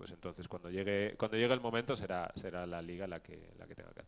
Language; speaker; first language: Spanish; native; Spanish